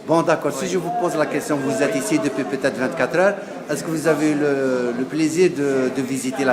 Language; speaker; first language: French; non-native, local second language; Arabic